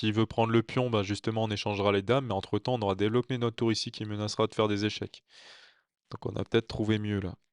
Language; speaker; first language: French; native; French